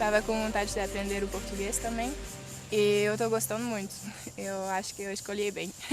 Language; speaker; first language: Portuguese; non-native, fluent; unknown